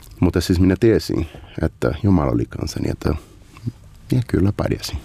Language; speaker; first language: Finnish; non-native, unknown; Portuguese